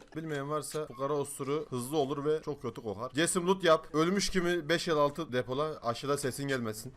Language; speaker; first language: Turkish; native; Turkish